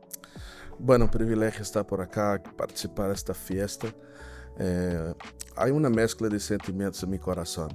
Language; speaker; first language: Spanish; non-native, fluent; Portuguese